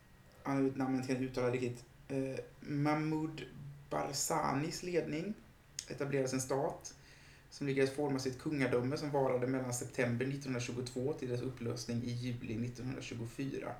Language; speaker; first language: Swedish; native; Swedish